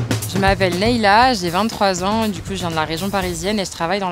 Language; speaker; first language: French; native; French